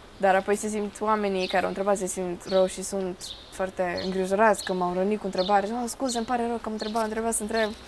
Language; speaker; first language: Romanian; early bilingual, other home language; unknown